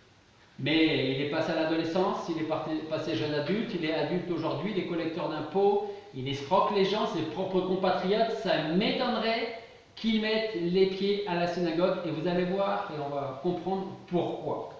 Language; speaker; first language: French; native; French